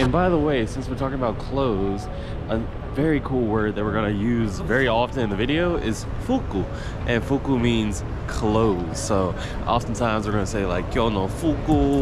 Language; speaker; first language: English; native; English